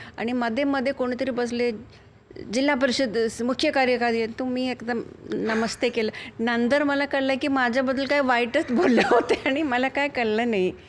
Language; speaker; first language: Marathi; non-native, fluent; Malayalam